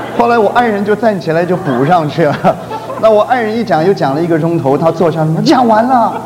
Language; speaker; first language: Chinese; native; Chinese